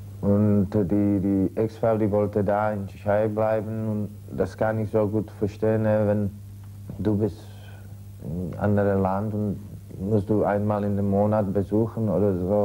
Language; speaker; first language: German; non-native, learner; Czech